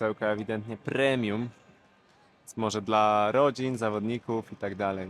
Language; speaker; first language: Polish; native; Polish